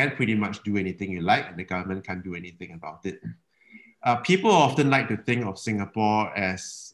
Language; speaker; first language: English; native; English